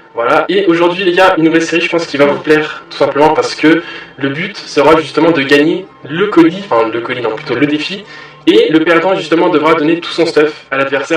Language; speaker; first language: French; native; French